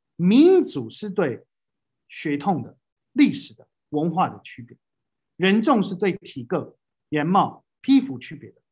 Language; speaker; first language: Chinese; non-native, fluent; English